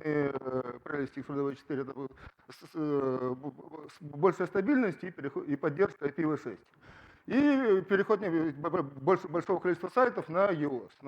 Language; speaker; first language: Russian; native; Russian